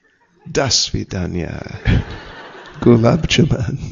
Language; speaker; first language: Russian; non-native, learner; English